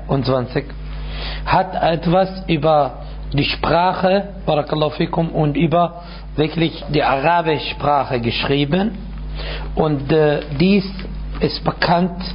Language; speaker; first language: German; non-native, fluent; Arabic